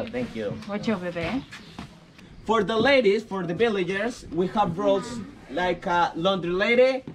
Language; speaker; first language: English; non-native, fluent; Croatian